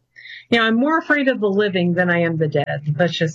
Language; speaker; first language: English; native; English